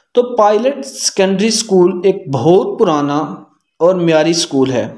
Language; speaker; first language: Urdu; native; Urdu